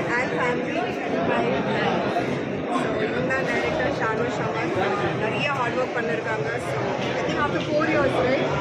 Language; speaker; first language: Tamil; non-native, local second language; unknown